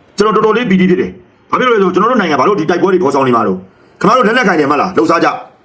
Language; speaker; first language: Burmese; native; Burmese